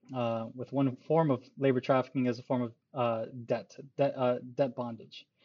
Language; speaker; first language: English; early bilingual, other home language; Urdu